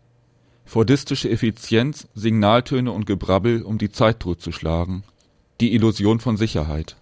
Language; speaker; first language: German; native; German